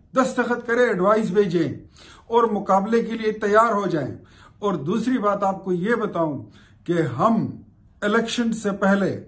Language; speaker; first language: Urdu; non-native, local second language; Pashto